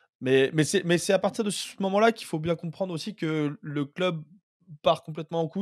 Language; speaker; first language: French; native; French